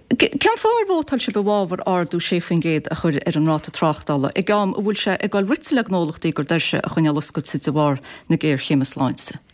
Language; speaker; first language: Irish; native; Irish